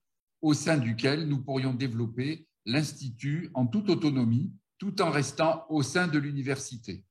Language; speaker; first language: French; native; French